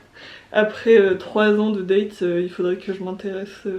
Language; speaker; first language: French; native; French